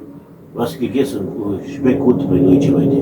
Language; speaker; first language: German; non-native, learner; Romanian